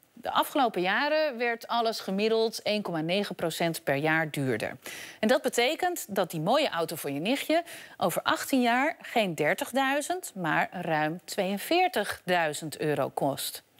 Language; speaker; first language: Dutch; native; Dutch